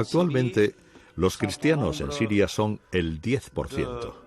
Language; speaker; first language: Spanish; non-native, fluent; Arabic